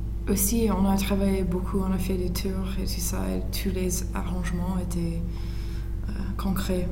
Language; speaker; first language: French; non-native, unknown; English